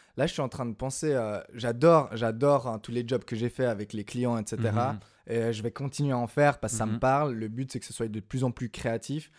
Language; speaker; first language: French; native; French